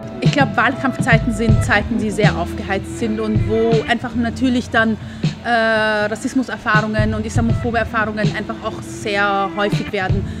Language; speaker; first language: German; early bilingual, other home language; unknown